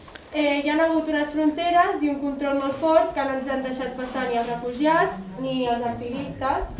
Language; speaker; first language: Catalan; native; Catalan